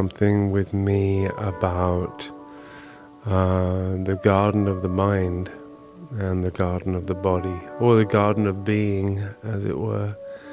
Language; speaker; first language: English; native; English